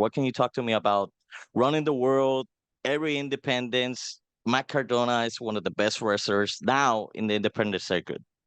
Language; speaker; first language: English; non-native, fluent; Spanish